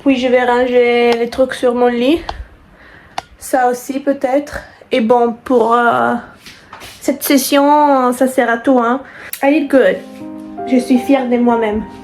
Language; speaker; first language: French; non-native, fluent; Italian